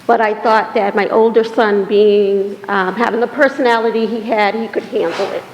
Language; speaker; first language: English; native; English